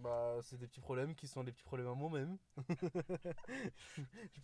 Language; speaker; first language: French; native; French